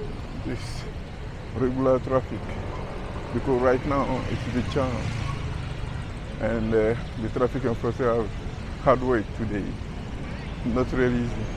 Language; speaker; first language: English; non-native, learner; French